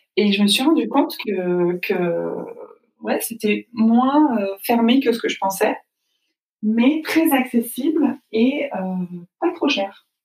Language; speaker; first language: French; native; French